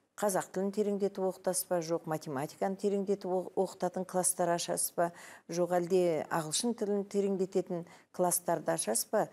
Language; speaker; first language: Kazakh; native; Kazakh